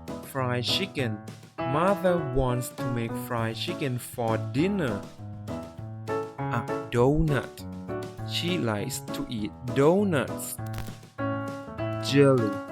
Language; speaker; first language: English; non-native, fluent; Thai